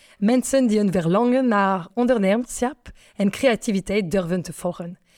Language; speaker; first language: Dutch; non-native, fluent; French